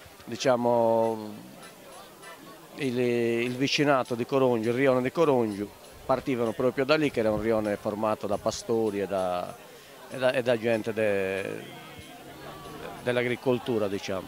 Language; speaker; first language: Italian; native; Italian